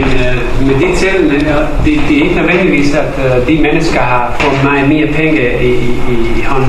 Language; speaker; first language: Danish; non-native, fluent; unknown